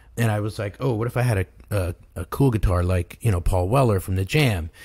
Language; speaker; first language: English; native; English